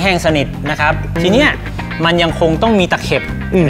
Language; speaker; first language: Thai; native; Thai